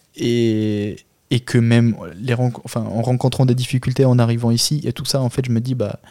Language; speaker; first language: French; non-native, fluent; Albanian